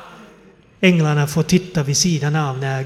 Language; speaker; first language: Swedish; non-native, fluent; Finnish